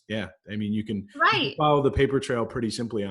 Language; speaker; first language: English; native; English